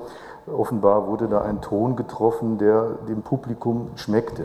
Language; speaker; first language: German; native; German